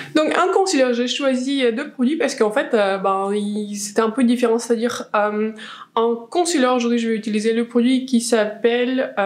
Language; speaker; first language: French; non-native, fluent; Russian